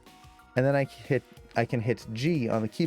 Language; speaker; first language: English; native; English